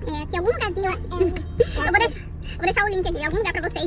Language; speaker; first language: Portuguese; native; Portuguese